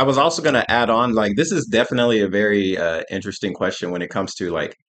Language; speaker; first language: English; native; English